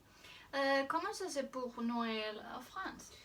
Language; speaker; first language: French; non-native, learner; Spanish